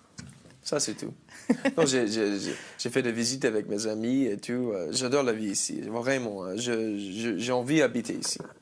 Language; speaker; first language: French; non-native, learner; English